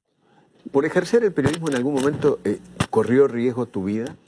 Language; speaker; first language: Spanish; native; Spanish